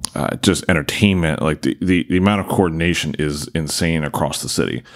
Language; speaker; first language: English; native; English